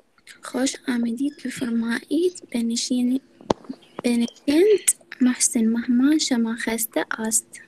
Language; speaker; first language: Persian; non-native, learner; Arabic